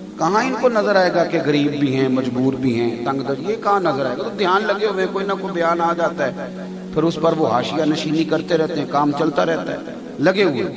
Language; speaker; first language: Urdu; non-native, local second language; Punjabi